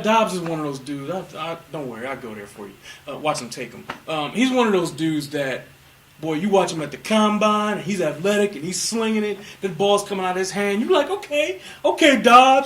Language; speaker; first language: English; native; English